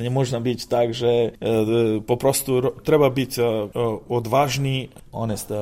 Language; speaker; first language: Polish; non-native, fluent; Serbian